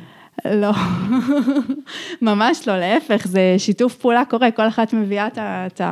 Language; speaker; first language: Hebrew; native; Hebrew